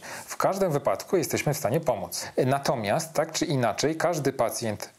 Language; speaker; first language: Polish; native; Polish